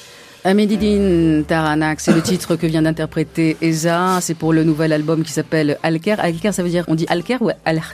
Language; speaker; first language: French; native; French